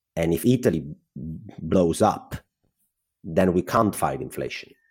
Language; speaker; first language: English; non-native, fluent; Italian